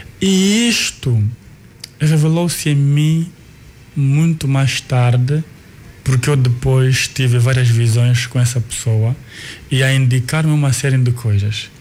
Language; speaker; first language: Portuguese; non-native, local second language; Kongo